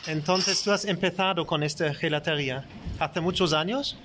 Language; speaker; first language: Spanish; non-native, learner; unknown